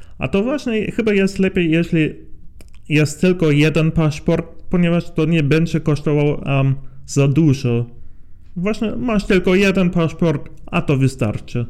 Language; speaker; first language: Polish; non-native, learner; German